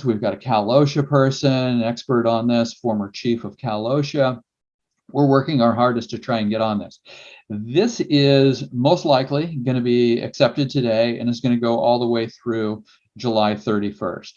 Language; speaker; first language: English; native; English